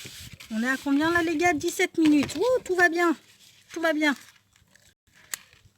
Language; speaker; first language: French; native; French